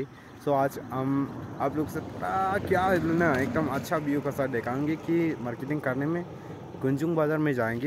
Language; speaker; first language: Hindi; non-native, local second language; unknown